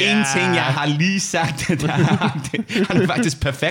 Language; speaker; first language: Danish; non-native, learner; English